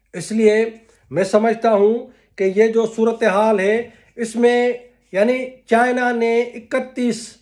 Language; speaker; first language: Urdu; non-native, local second language; Sindhi